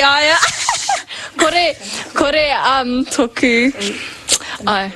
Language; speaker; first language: Māori; non-native, learner; English